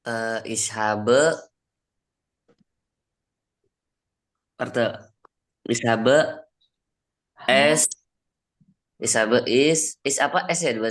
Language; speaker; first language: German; non-native, learner; Indonesian